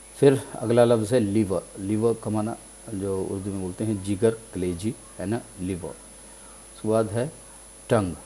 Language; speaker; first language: Urdu; native; Urdu